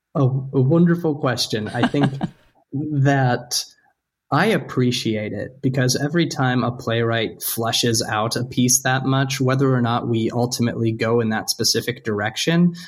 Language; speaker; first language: English; native; English